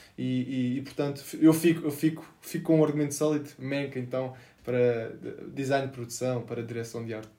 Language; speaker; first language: Portuguese; native; Portuguese